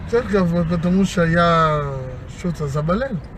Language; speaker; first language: Russian; non-native, learner; Lingala